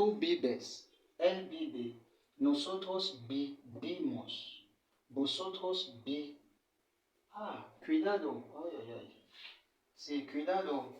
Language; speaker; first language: Spanish; non-native, fluent; French